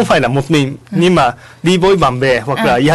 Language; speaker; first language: Vietnamese; non-native, fluent; Japanese